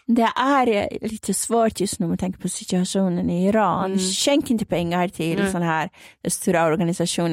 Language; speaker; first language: Swedish; non-native, fluent; Persian